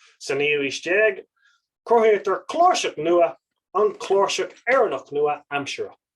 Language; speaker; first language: Irish; non-native, local second language; English